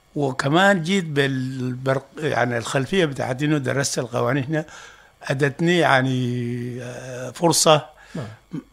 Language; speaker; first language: Arabic; non-native, local second language; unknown